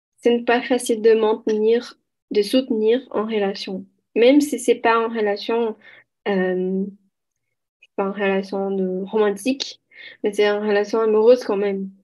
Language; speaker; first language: French; non-native, learner; Portuguese